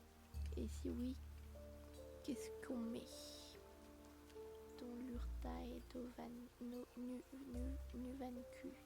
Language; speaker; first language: French; native; French